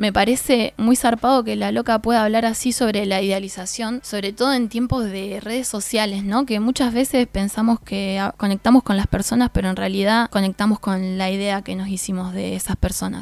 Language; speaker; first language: Spanish; native; Spanish